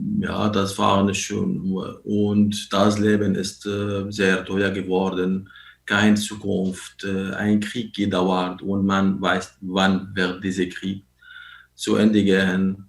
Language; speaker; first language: German; non-native, learner; Arabic